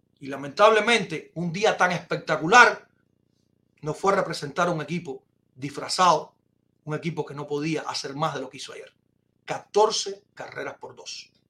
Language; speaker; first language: Spanish; native; Spanish